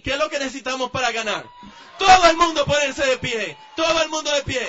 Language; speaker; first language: Spanish; native; Spanish